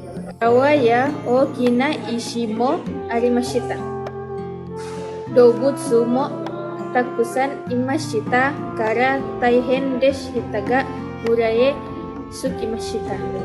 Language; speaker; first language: Japanese; non-native, learner; Malay